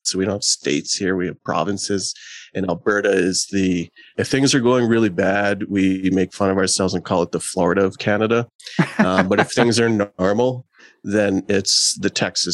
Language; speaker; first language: English; native; English